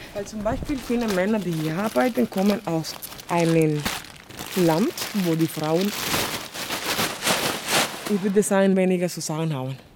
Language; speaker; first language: German; non-native, fluent; Spanish